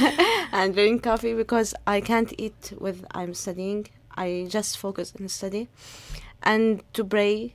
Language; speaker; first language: English; non-native, learner; Arabic